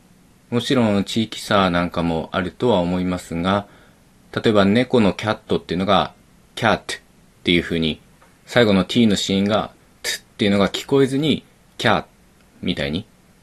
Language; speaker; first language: Japanese; native; Japanese